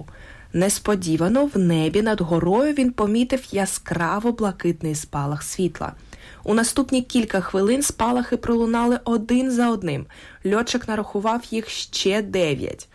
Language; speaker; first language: Ukrainian; native; Ukrainian